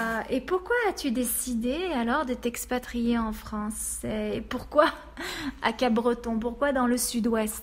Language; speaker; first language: French; native; French